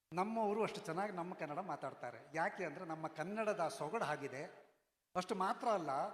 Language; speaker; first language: Kannada; non-native, local second language; Konkani